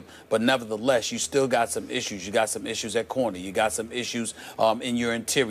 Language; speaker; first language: English; native; English